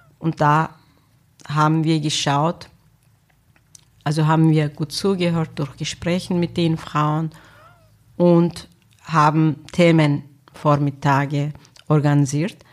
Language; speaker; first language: German; non-native, fluent; Turkish